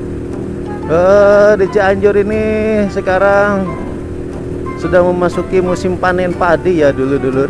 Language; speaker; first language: Indonesian; non-native, local second language; Sundanese